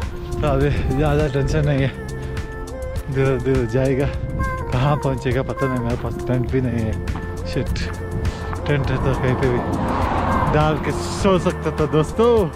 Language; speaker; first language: Hindi; non-native, local second language; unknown